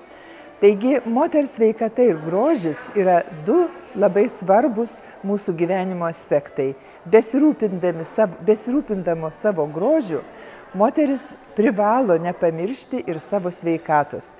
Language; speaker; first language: Lithuanian; native; Lithuanian